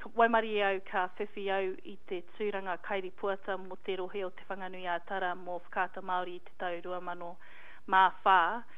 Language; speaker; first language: Māori; non-native, local second language; English